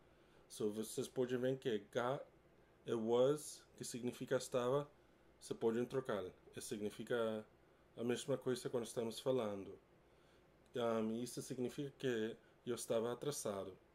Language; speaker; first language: Portuguese; non-native, learner; English